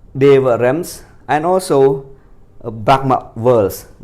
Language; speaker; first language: English; non-native, fluent; Khmer